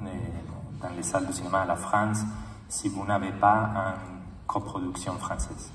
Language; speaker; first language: French; non-native, learner; Spanish